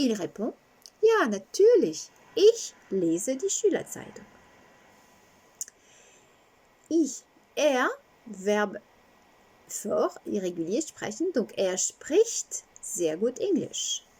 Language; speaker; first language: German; non-native, fluent; French